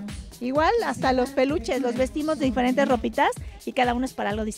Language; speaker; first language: Spanish; native; Spanish